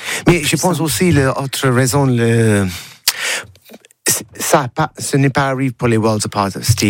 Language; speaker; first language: French; non-native, learner; English